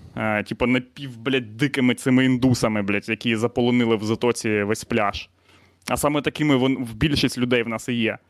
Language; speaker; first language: Ukrainian; non-native, local second language; Russian